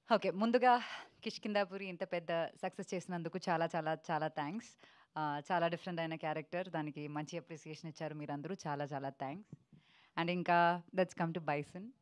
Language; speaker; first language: Telugu; non-native, local second language; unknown